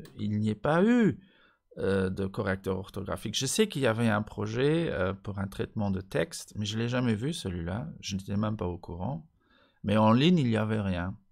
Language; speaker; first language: French; non-native, local second language; Luxembourgish